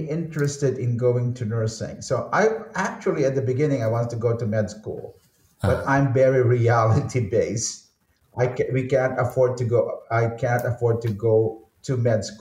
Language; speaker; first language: English; non-native, local second language; Filipino